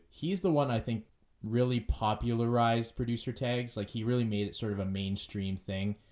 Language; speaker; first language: English; native; English